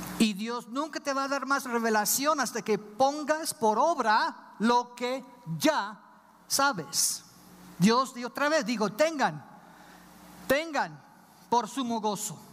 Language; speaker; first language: Spanish; non-native, fluent; English